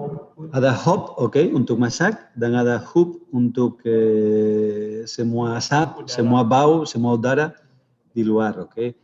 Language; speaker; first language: Indonesian; non-native, fluent; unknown